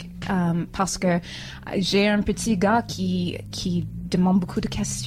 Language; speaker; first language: French; non-native, fluent; English